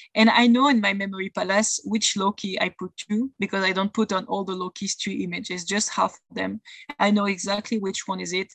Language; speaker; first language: English; non-native, fluent; French